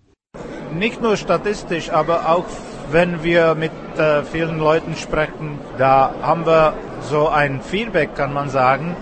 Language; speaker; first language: German; non-native, fluent; Czech